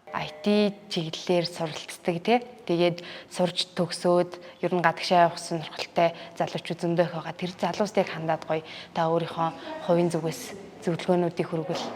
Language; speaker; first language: Mongolian; native; Mongolian